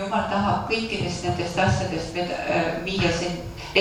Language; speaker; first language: Finnish; non-native, learner; Estonian